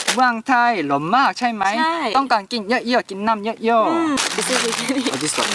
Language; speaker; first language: Korean; native; Korean